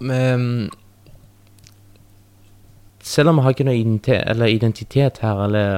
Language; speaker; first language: Norwegian; early bilingual, other home language; Persian